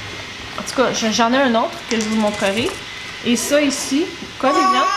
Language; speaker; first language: French; native; French